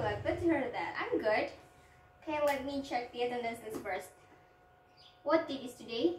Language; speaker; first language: English; non-native, fluent; Indonesian